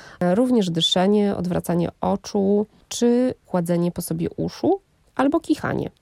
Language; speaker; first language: Polish; native; Polish